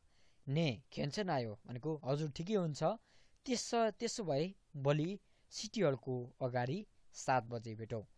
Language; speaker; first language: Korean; non-native, fluent; Nepali